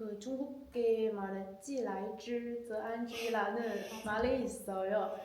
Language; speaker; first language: Korean; non-native, learner; Chinese